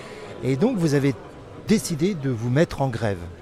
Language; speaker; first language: French; native; French